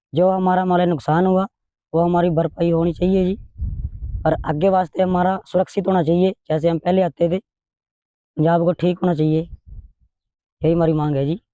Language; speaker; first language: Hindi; non-native, local second language; Punjabi